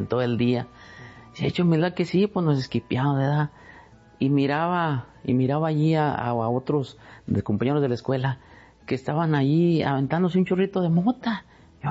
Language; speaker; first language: Spanish; native; Spanish